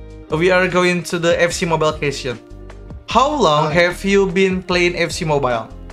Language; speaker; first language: English; non-native, learner; Indonesian